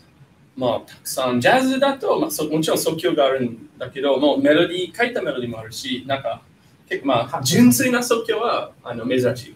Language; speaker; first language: Japanese; non-native, fluent; English